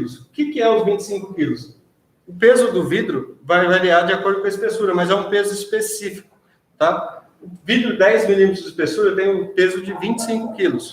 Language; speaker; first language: Portuguese; native; Portuguese